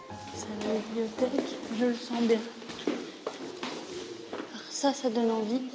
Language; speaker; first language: French; native; French